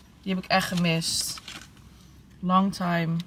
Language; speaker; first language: Dutch; native; Dutch